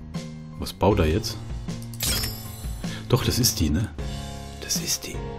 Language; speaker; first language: German; native; German